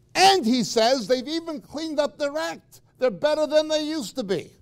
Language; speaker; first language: English; native; English